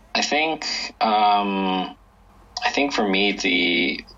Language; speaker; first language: English; native; English